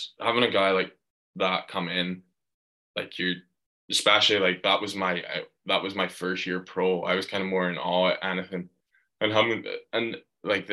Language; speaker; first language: English; native; English